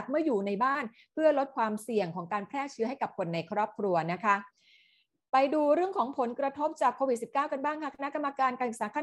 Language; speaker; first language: Thai; native; Thai